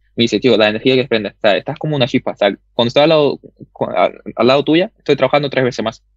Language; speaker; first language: Spanish; early bilingual, other home language; Russian